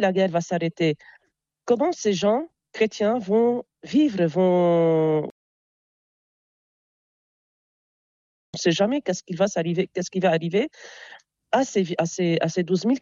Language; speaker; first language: French; non-native, local second language; Arabic